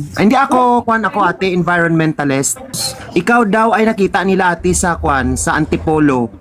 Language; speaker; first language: Filipino; non-native, local second language; Hiligaynon